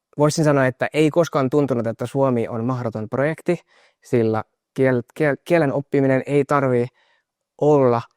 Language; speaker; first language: Finnish; non-native, fluent; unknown